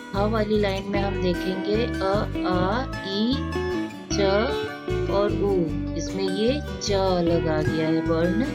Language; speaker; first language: Hindi; native; Hindi